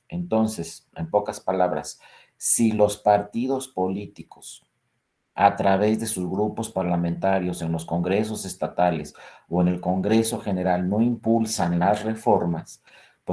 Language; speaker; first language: Spanish; native; Spanish